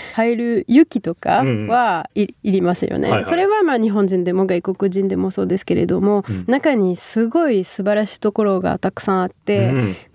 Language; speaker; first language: Japanese; non-native, fluent; French